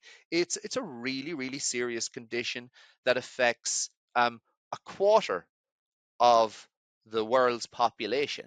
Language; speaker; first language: English; native; English